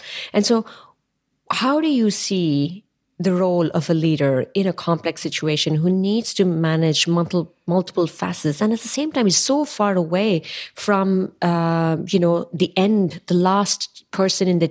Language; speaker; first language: English; non-native, local second language; Tamil